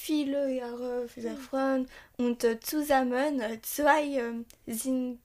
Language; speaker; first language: German; non-native, learner; French